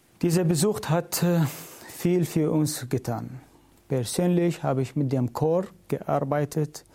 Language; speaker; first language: German; non-native, learner; Syriac